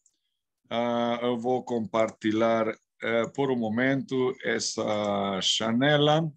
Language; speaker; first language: Portuguese; non-native, fluent; Spanish